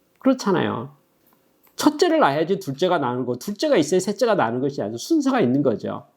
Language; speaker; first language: Korean; native; Korean